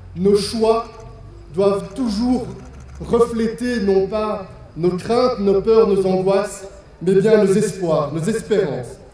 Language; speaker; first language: French; native; French